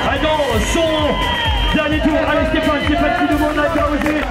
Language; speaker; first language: French; native; French